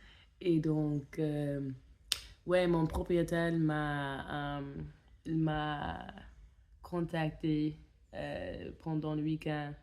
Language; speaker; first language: French; non-native, fluent; English